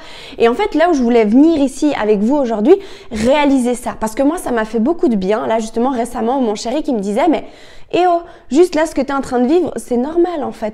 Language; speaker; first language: French; native; French